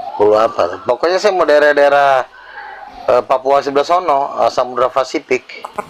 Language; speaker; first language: Indonesian; native; Indonesian